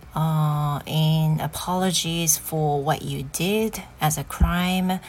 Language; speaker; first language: English; non-native, learner; Japanese